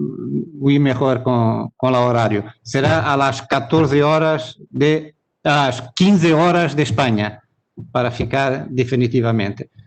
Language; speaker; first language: Spanish; non-native, learner; Portuguese